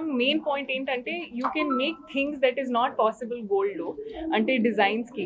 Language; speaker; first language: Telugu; non-native, learner; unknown